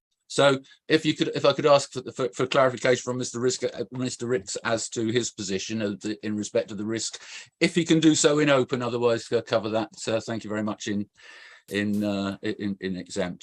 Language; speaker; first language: English; native; English